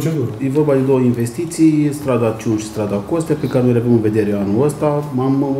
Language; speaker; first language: Romanian; native; Romanian